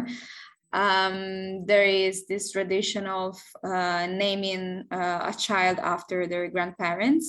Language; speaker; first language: English; non-native, fluent; Italian